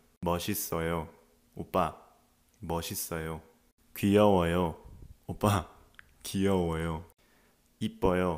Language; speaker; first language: Korean; early bilingual, heritage; Korean